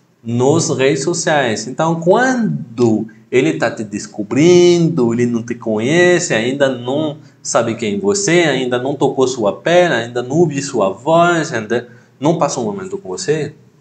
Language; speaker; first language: Portuguese; non-native, fluent; French